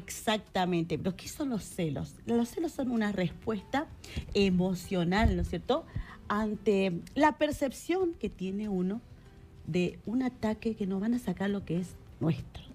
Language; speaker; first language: Spanish; native; Spanish